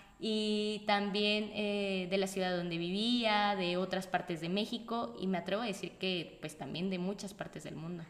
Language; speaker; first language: Spanish; native; Spanish